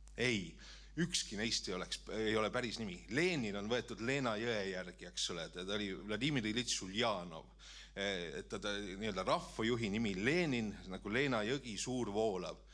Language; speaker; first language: Estonian; native; Estonian